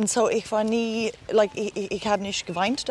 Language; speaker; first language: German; non-native, learner; English